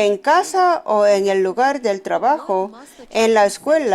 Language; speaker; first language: Spanish; non-native, fluent; Korean